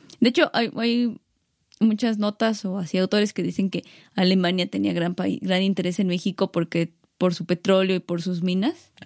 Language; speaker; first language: Spanish; native; Spanish